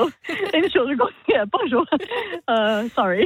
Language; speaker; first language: German; non-native, learner; English